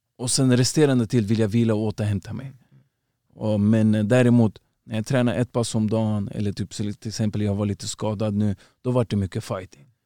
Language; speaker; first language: Swedish; early bilingual, other home language; Uzbek